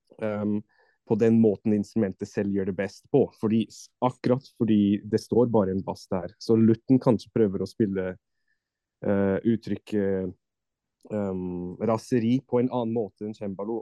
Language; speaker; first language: Norwegian; non-native, fluent; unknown